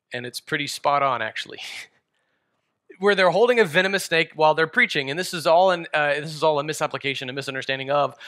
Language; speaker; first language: English; native; English